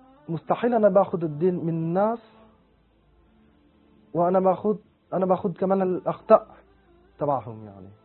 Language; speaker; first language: Arabic; non-native, fluent; French